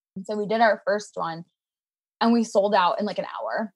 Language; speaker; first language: English; native; English